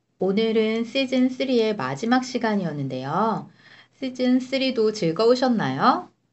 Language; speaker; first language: Korean; native; Korean